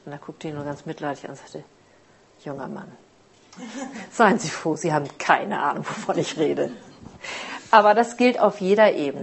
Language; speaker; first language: German; native; German